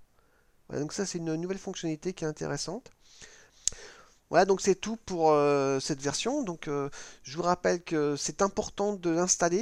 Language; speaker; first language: French; native; French